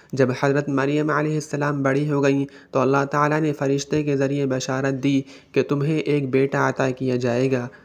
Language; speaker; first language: Urdu; native; Urdu